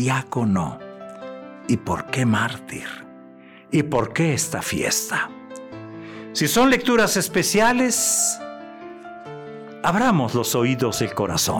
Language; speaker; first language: Spanish; native; Spanish